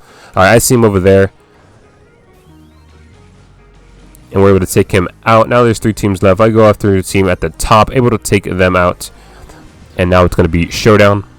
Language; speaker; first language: English; native; English